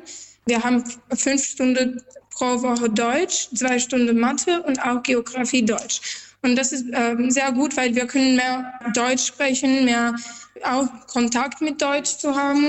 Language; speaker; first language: German; non-native, learner; Albanian